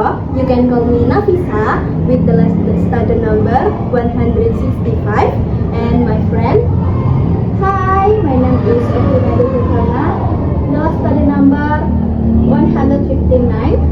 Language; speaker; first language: English; non-native, learner; Indonesian